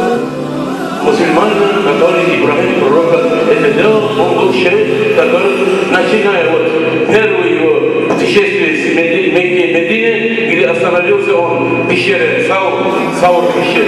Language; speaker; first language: Russian; non-native, local second language; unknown